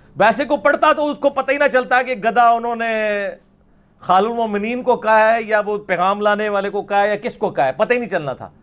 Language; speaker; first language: Urdu; non-native, local second language; Punjabi